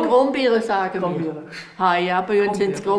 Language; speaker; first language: German; native; German